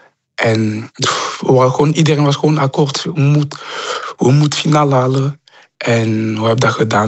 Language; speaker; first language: Dutch; non-native, local second language; French